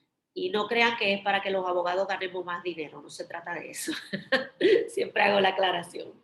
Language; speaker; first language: Spanish; native; Spanish